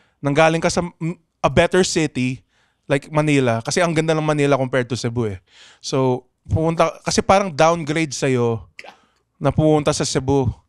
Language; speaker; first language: Filipino; non-native, local second language; Pangasinan